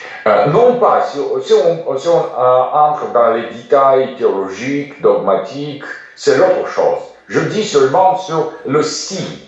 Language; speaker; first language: French; non-native, fluent; Russian